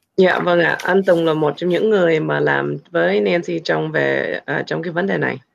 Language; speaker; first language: Vietnamese; early bilingual, heritage; Vietnamese